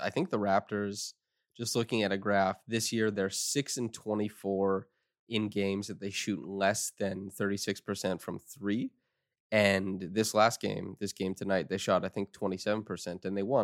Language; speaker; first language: English; native; English